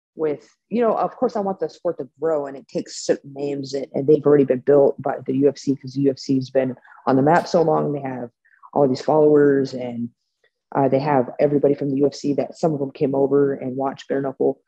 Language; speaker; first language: English; native; English